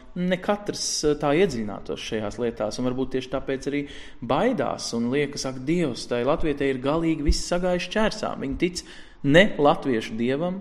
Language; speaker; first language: Latvian; native; Latvian